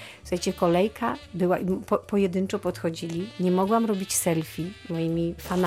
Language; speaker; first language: Polish; native; Polish